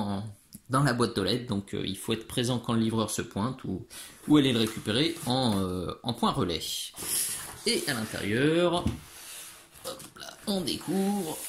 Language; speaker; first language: French; native; French